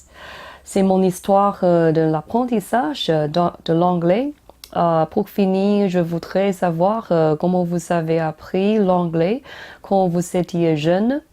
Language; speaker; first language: French; non-native, learner; Chinese